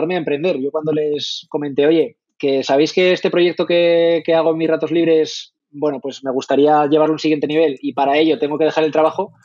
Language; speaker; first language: Spanish; native; Spanish